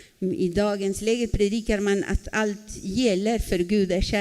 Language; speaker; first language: Swedish; non-native, fluent; Spanish